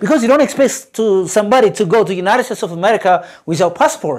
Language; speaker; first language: English; non-native, fluent; Amharic